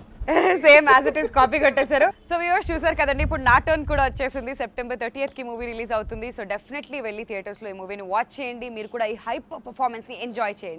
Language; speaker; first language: Telugu; native; Telugu